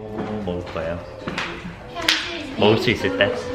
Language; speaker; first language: Korean; non-native, learner; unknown